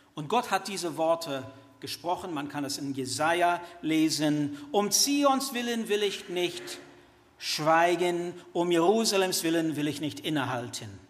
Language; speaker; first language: German; non-native, fluent; English